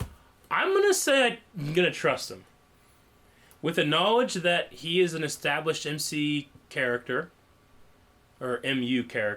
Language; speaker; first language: English; native; English